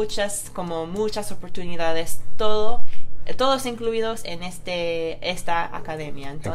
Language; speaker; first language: Spanish; non-native, fluent; English